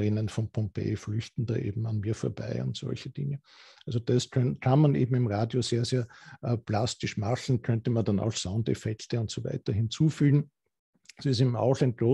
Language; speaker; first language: German; native; German